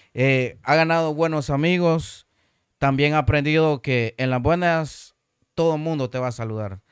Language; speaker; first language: Spanish; native; Spanish